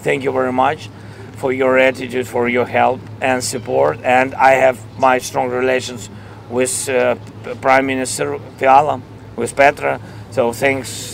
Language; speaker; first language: English; non-native, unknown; Russian